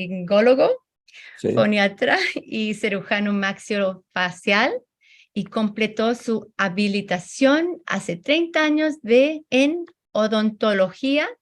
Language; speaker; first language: Spanish; non-native, fluent; English